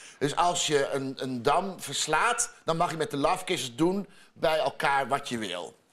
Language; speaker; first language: Dutch; native; Dutch